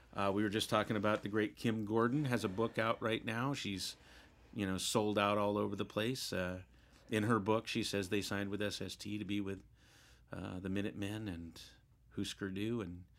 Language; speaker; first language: English; native; English